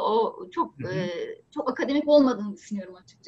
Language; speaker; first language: Turkish; native; Turkish